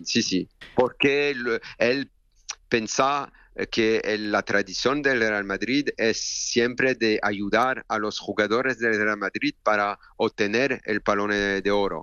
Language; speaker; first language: Spanish; non-native, learner; French